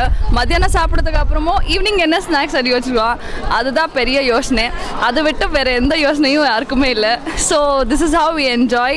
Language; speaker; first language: Tamil; non-native, fluent; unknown